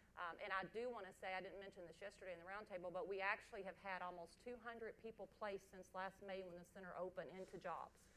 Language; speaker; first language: English; native; English